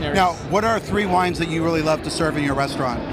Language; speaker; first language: English; native; English